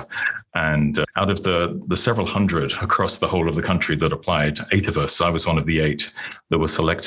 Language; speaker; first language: English; native; English